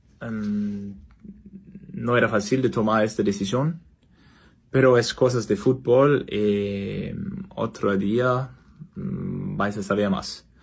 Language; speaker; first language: Spanish; non-native, fluent; Danish